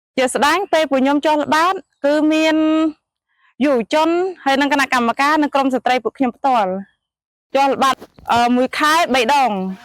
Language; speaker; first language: Khmer; non-native, local second language; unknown